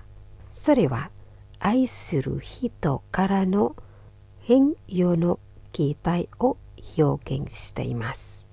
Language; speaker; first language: Japanese; non-native, fluent; Indonesian